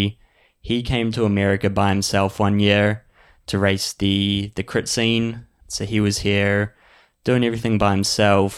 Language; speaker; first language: English; native; English